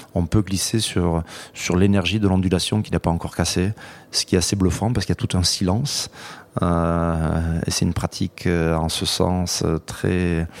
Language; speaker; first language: French; native; French